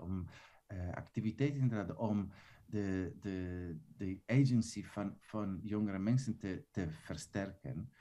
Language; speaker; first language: Dutch; non-native, fluent; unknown